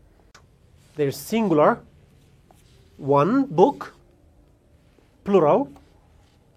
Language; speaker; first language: English; non-native, fluent; Amharic